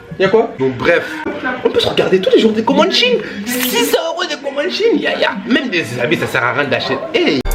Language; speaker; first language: French; early bilingual, other home language; Bambara